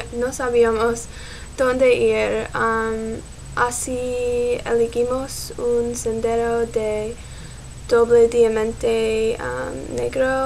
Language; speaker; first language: Spanish; non-native, learner; English